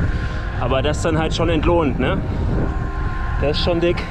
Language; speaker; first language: German; native; German